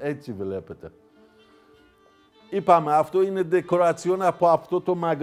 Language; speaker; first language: Greek; non-native, fluent; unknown